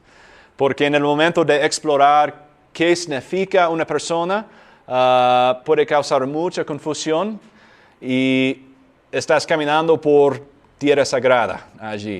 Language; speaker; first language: Spanish; non-native, fluent; English